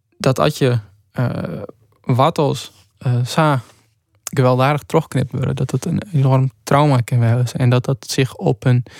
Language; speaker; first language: Dutch; non-native, local second language; Western Frisian